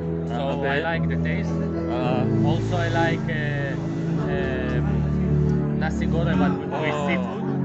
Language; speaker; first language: English; non-native, fluent; Ukrainian